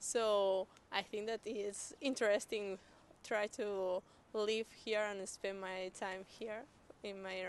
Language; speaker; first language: English; non-native, learner; Spanish